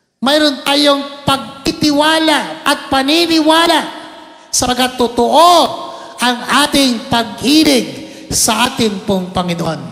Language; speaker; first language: Filipino; non-native, local second language; Cebuano